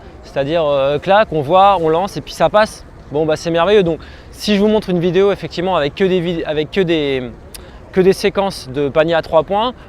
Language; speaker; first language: French; native; French